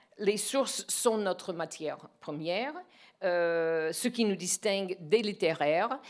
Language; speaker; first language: French; non-native, fluent; English